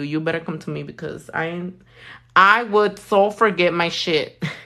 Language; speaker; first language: English; early bilingual, other home language; Spanish